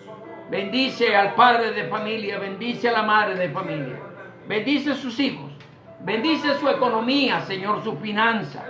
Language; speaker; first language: Spanish; native; Spanish